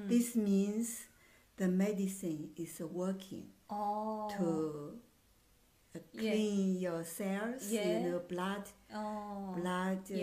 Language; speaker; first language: English; non-native, learner; Chinese